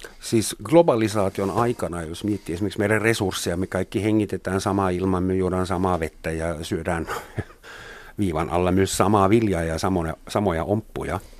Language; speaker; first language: Finnish; non-native, fluent; German